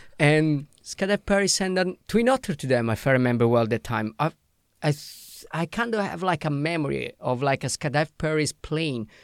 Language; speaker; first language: English; non-native, fluent; Italian